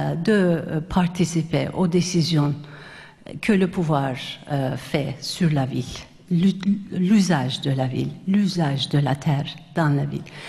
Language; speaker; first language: French; non-native, fluent; Turkish